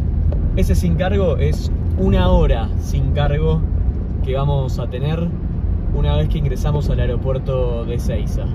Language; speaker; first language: Spanish; native; Spanish